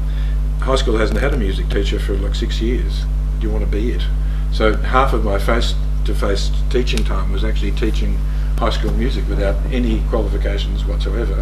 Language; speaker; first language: English; native; English